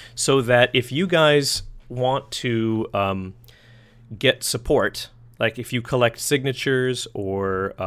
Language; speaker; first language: English; native; English